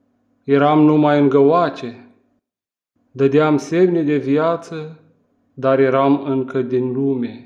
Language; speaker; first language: Romanian; native; Romanian